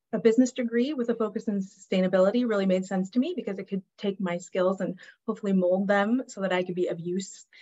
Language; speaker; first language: English; native; English